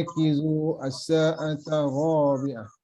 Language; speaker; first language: Arabic; non-native, learner; Malay